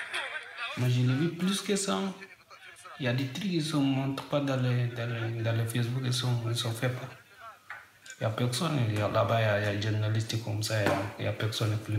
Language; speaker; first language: French; non-native, learner; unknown